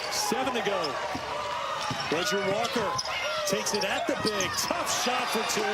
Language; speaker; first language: English; native; English